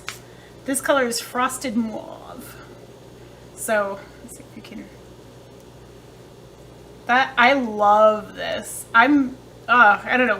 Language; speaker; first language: English; native; English